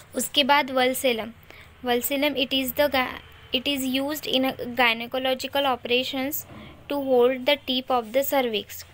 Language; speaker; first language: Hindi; non-native, local second language; Marathi